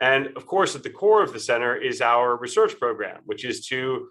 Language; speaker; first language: English; native; English